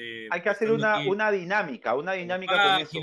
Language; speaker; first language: Spanish; native; Spanish